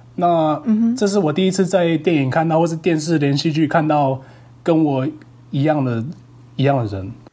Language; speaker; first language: Chinese; early bilingual, heritage; Chinese